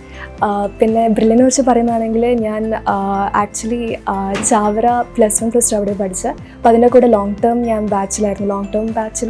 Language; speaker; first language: Malayalam; early bilingual, other home language; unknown